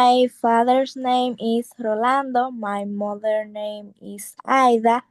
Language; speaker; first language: English; non-native, learner; Spanish